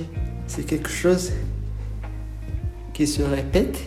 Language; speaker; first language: French; non-native, local second language; Arabic